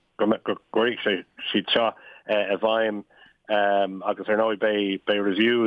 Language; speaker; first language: Irish; non-native, local second language; English